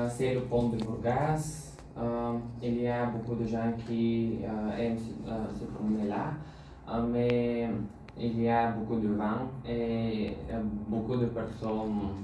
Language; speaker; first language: French; non-native, learner; Bulgarian